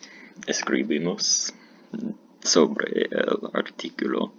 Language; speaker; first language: Spanish; non-native, learner; English